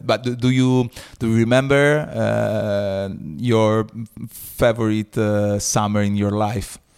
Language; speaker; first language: English; non-native, learner; Italian